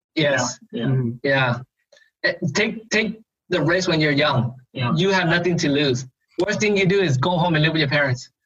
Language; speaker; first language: English; native; English